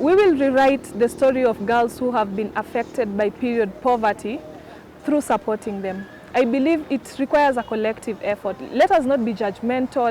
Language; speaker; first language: English; non-native, local second language; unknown